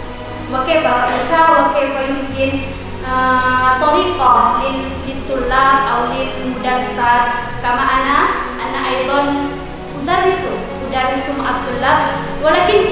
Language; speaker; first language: Arabic; non-native, learner; Indonesian